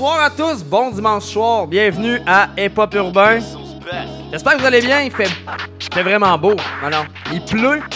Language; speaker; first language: French; native; French